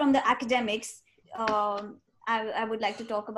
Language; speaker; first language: English; non-native, local second language; Hindi